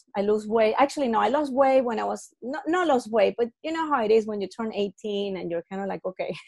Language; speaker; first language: English; non-native, fluent; Spanish